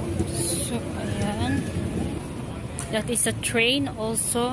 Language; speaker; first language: English; non-native, learner; Filipino